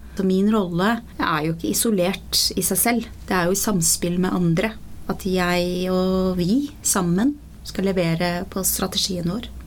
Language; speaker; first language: Norwegian; early bilingual, other home language; Persian